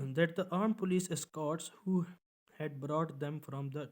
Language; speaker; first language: English; non-native, local second language; Urdu